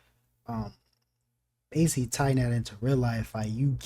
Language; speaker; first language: English; native; English